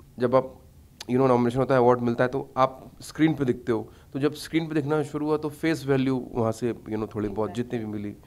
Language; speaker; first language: Hindi; native; Hindi